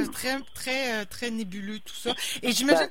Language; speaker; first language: French; native; French